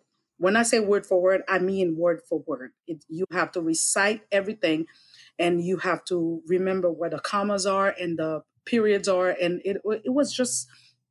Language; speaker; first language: English; non-native, fluent; Haitian Creole